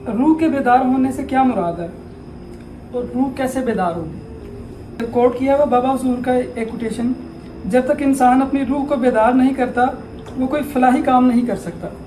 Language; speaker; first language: Urdu; native; Urdu